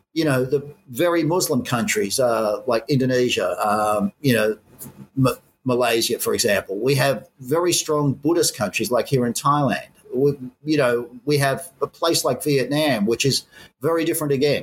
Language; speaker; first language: English; native; English